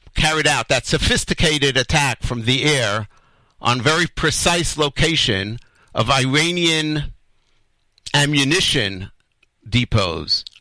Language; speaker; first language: English; native; English